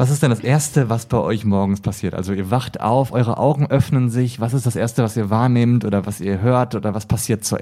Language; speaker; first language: German; native; German